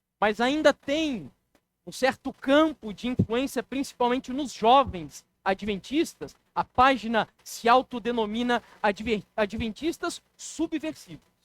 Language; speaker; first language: Portuguese; native; Portuguese